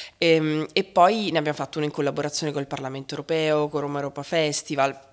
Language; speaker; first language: Italian; native; Italian